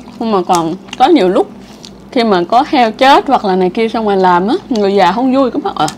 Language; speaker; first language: Vietnamese; non-native, local second language; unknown